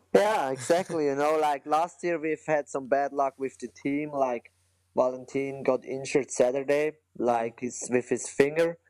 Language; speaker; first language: English; non-native, fluent; Swiss German